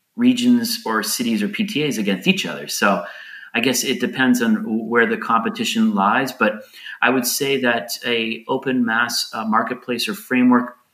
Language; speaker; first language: English; native; English